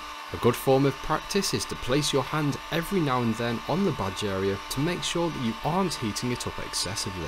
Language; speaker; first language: English; native; English